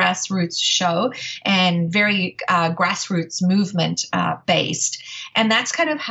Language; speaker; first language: English; native; English